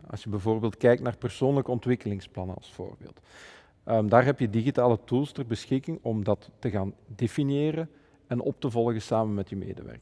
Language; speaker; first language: Dutch; native; Dutch